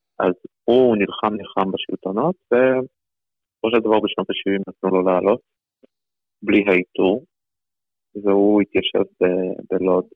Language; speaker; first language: Hebrew; early bilingual, other home language; Russian